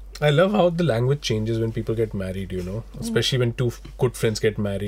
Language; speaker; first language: English; non-native, local second language; Hindi